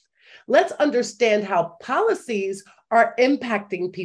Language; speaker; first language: English; native; English